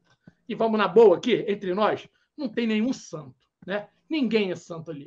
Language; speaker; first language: Portuguese; native; Portuguese